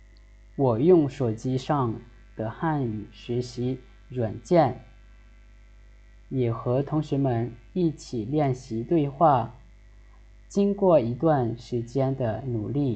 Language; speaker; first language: Chinese; non-native, fluent; Lao